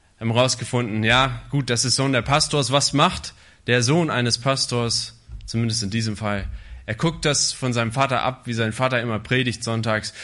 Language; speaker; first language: German; native; German